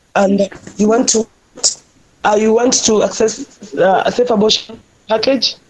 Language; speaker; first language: English; non-native, local second language; Luo (Kenya and Tanzania)